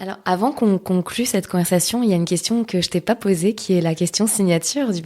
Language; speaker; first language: French; native; French